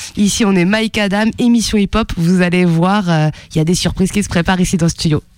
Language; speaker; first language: French; native; French